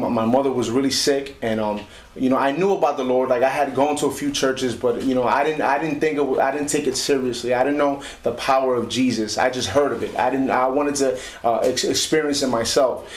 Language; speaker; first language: English; early bilingual, other home language; Spanish